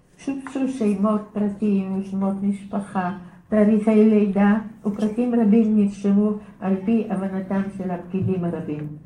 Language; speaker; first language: Hebrew; early bilingual, other home language; Bulgarian